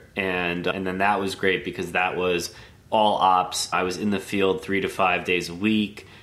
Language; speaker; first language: English; native; English